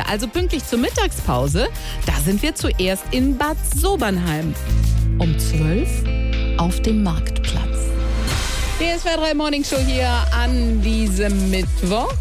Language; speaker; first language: German; native; German